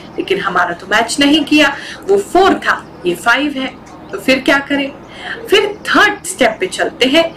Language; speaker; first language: Hindi; native; Hindi